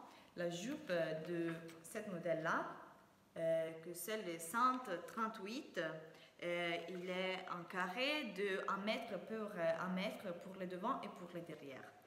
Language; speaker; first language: French; non-native, fluent; Italian